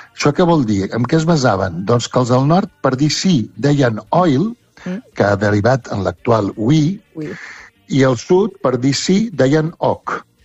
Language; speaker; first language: Catalan; native; Catalan